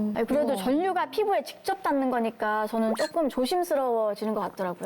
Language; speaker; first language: Korean; native; Korean